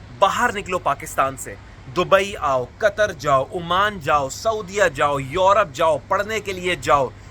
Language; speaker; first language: Urdu; native; Urdu